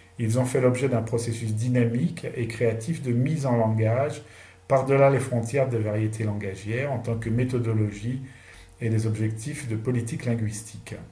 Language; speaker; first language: French; native; French